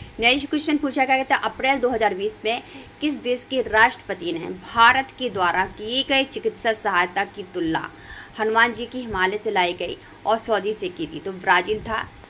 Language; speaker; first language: Hindi; native; Hindi